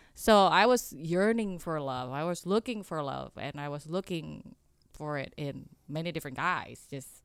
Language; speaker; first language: English; non-native, fluent; Indonesian